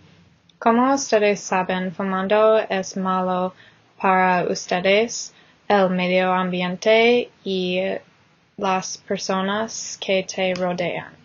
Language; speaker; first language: Spanish; non-native, learner; English